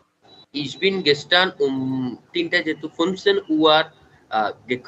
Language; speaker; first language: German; non-native, learner; Bangla